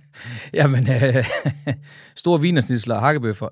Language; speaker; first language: Danish; native; Danish